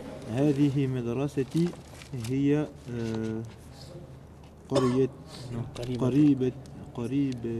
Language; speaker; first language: Arabic; non-native, learner; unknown